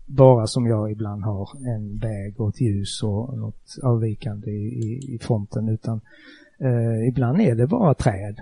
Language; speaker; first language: Swedish; native; Swedish